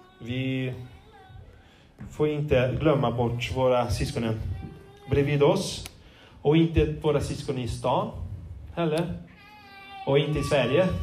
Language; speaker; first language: Swedish; non-native, fluent; Portuguese